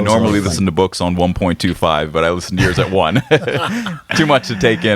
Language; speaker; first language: English; native; English